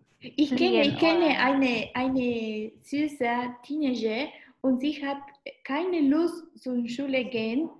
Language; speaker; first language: German; non-native, learner; Spanish